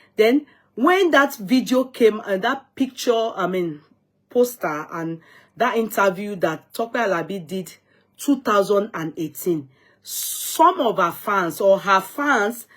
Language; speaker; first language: English; non-native, local second language; Yoruba